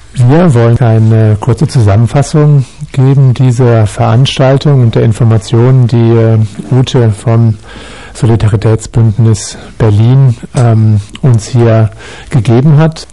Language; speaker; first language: German; native; German